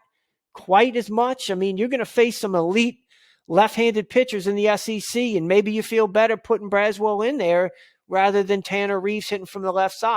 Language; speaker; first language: English; native; English